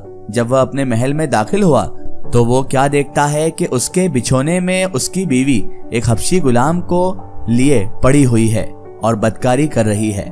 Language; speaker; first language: Hindi; native; Hindi